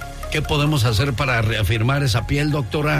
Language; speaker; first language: Spanish; native; Spanish